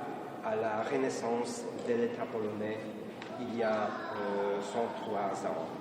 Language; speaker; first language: French; non-native, fluent; Polish